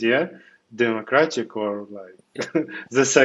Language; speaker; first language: English; non-native, fluent; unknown